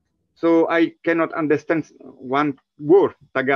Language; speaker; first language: English; non-native, fluent; Italian